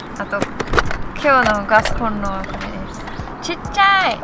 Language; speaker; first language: Japanese; non-native, fluent; English